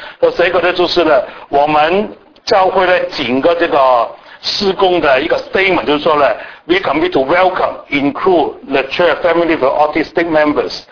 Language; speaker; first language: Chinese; non-native, local second language; Cantonese